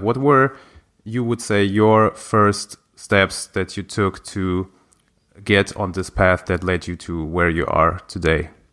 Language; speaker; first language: English; non-native, fluent; German